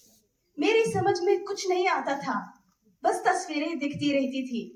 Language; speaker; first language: Hindi; non-native, fluent; Arabic